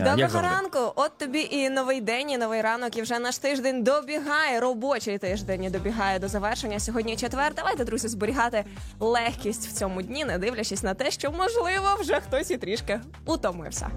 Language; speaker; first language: Ukrainian; native; Ukrainian